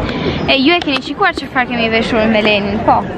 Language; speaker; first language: Albanian; early bilingual, heritage; Albanian